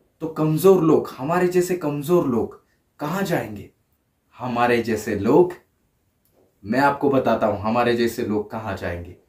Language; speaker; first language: Hindi; non-native, local second language; Marathi